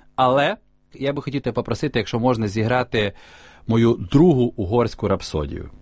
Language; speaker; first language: Ukrainian; native; Ukrainian